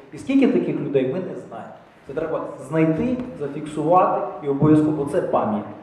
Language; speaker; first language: Ukrainian; native; Ukrainian